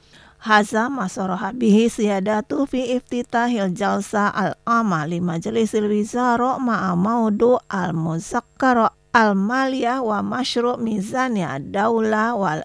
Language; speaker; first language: Arabic; non-native, learner; Indonesian